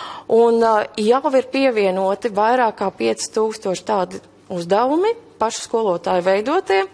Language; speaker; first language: Latvian; native; Latvian